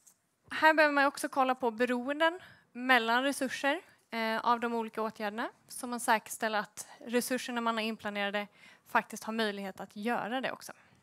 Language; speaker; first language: Swedish; native; Swedish